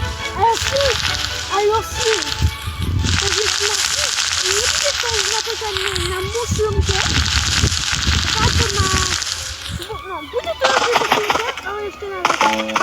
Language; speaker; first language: Polish; non-native, learner; Slovak